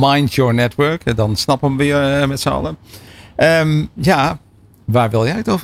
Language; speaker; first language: Dutch; native; Dutch